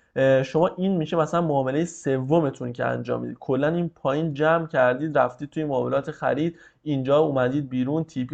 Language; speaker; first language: Persian; native; Persian